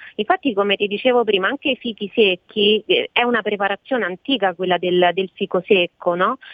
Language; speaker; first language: Italian; native; Italian